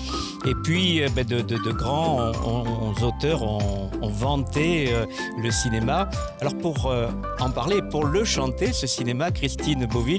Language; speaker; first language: French; native; French